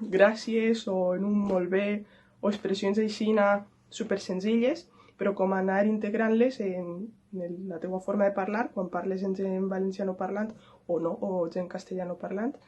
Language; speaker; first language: Catalan; non-native, local second language; Spanish